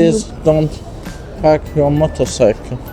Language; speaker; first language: English; non-native, learner; Turkish